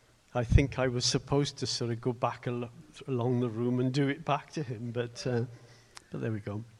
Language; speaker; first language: English; native; English